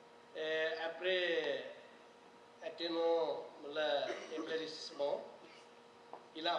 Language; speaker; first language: French; non-native, learner; Nepali